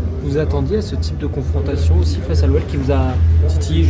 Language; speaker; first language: French; native; French